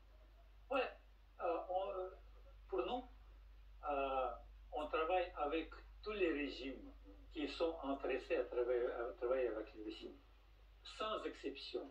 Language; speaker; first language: French; non-native, fluent; Russian